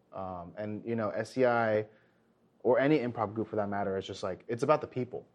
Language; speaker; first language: English; early bilingual, other home language; Korean